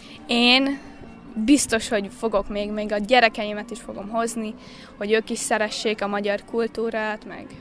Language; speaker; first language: Hungarian; early bilingual, heritage; Hungarian